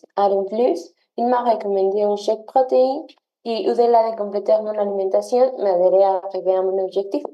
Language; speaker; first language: French; non-native, learner; Spanish